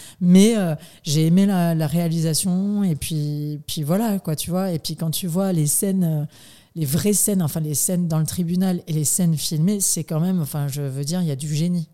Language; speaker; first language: French; native; French